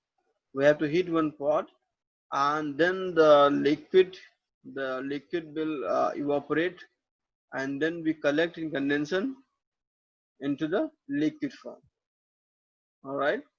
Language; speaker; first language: English; non-native, local second language; Hindi